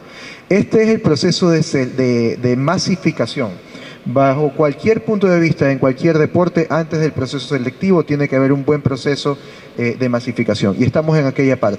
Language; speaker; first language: Spanish; native; Spanish